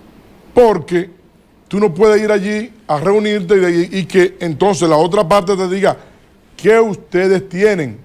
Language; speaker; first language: Spanish; native; Spanish